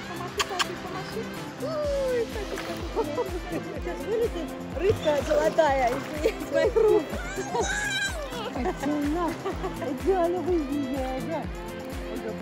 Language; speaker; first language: Russian; native; Russian